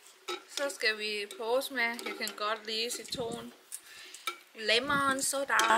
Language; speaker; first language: Danish; non-native, learner; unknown